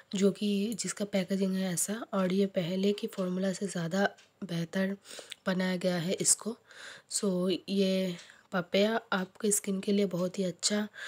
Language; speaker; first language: Hindi; non-native, local second language; Bangla